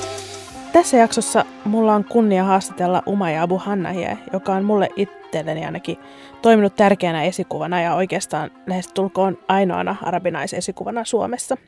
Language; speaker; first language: Finnish; native; Finnish